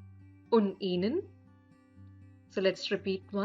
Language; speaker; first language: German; non-native, fluent; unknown